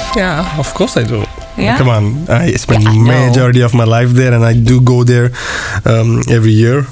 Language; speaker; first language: English; non-native, local second language; Marathi